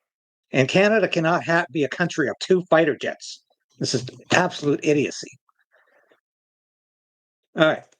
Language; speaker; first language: English; native; English